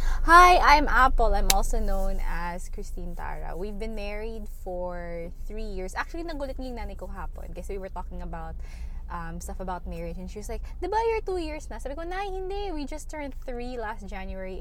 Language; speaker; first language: English; non-native, local second language; Hiligaynon